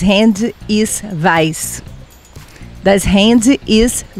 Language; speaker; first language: German; non-native, fluent; Portuguese